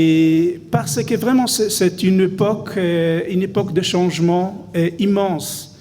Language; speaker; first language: French; non-native, fluent; Hebrew